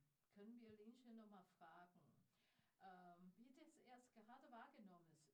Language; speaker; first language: German; non-native, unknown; Chinese